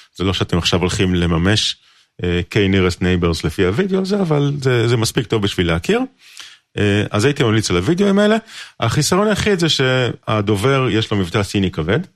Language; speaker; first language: Hebrew; native; Hebrew